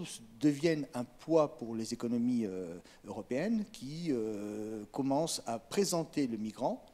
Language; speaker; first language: French; native; French